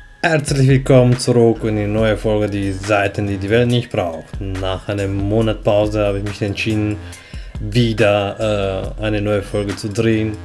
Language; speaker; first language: German; non-native, fluent; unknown